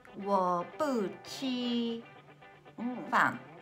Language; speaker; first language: Chinese; non-native, learner; Japanese